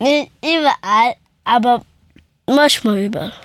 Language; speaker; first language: German; early bilingual, other home language; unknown